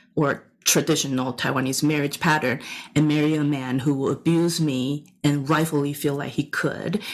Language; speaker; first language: English; non-native, fluent; Chinese